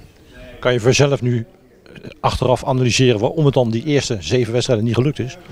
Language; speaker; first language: Dutch; native; Dutch